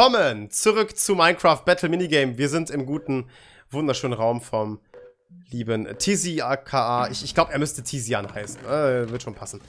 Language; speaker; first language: German; native; German